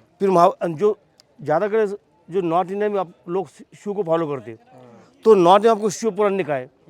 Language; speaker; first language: Hindi; non-native, local second language; Marathi